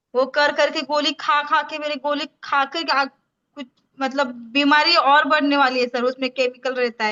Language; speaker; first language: Hindi; non-native, local second language; Marathi